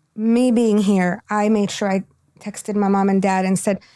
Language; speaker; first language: English; non-native, fluent; Spanish